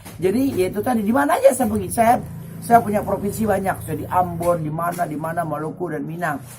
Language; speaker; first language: Indonesian; native; Indonesian